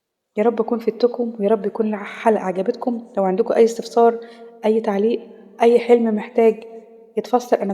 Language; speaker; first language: Arabic; native; Arabic